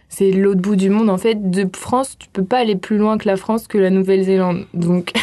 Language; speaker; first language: French; native; French